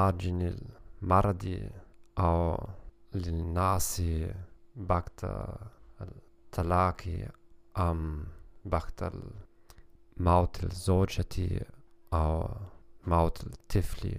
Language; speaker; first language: Arabic; non-native, learner; German